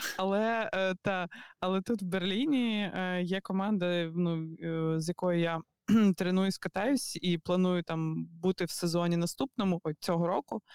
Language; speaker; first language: Ukrainian; native; Ukrainian